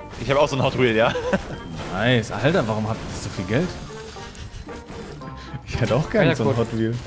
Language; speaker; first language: German; native; German